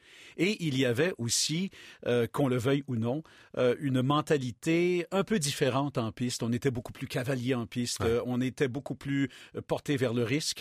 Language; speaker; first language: French; native; French